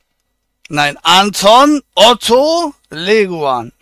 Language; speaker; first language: German; native; German